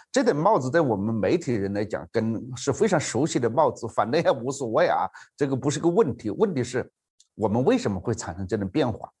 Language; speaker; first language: Chinese; native; Chinese